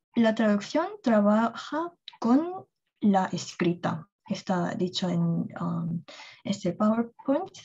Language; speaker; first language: Spanish; non-native, fluent; Korean